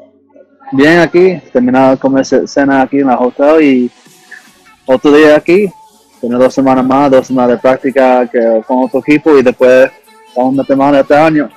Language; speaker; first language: Spanish; early bilingual, heritage; English